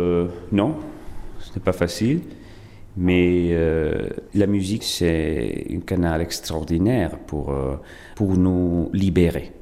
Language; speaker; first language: French; non-native, fluent; Italian